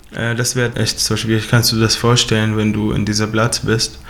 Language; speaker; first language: German; non-native, fluent; Arabic